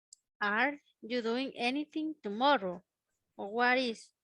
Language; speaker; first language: English; non-native, learner; Spanish